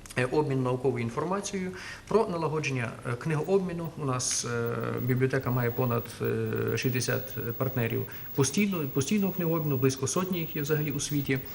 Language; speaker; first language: Ukrainian; native; Ukrainian